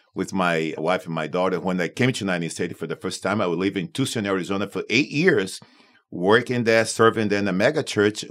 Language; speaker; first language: English; non-native, learner; Portuguese